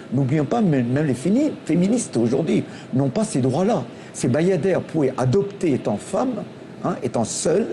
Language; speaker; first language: French; non-native, local second language; Tamil